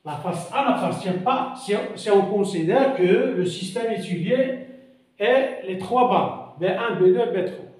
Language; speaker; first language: French; non-native, local second language; Arabic